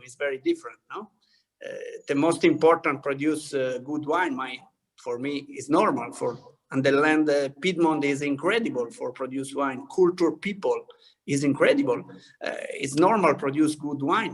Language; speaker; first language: English; non-native, learner; Italian